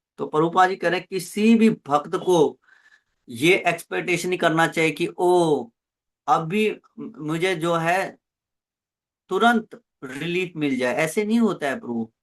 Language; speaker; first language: Hindi; non-native, local second language; Punjabi